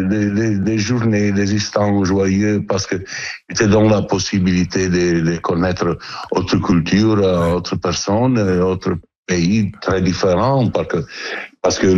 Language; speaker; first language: French; non-native, learner; Italian